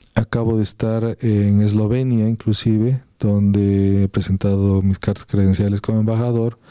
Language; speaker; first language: Spanish; native; Spanish